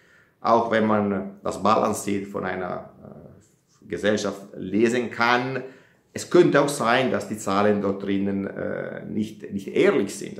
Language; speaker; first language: German; non-native, fluent; Italian